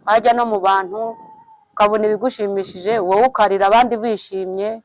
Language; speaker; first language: Kinyarwanda; native; Kinyarwanda